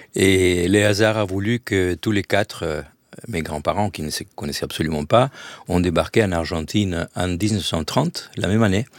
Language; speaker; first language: French; non-native, fluent; Spanish